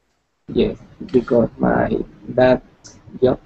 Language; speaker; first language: English; non-native, learner; Spanish